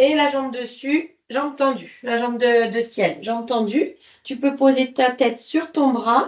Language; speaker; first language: French; native; French